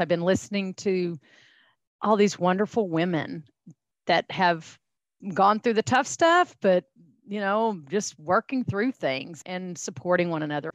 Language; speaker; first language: English; native; English